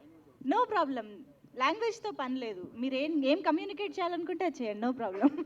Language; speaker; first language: Telugu; native; Telugu